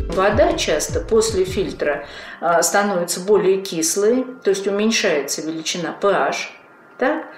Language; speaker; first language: Russian; native; Russian